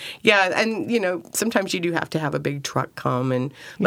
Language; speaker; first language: English; native; English